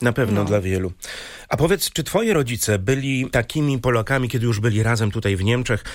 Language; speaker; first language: Polish; native; Polish